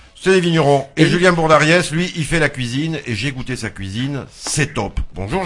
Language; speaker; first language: French; native; French